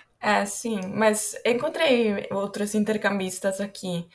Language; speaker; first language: Portuguese; non-native, fluent; Italian